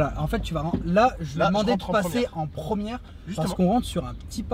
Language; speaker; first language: French; native; French